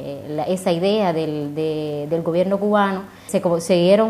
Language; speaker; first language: Spanish; native; Spanish